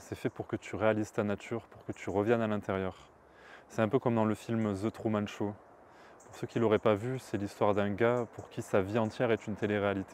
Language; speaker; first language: French; native; French